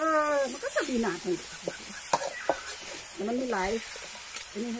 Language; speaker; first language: German; non-native, learner; Thai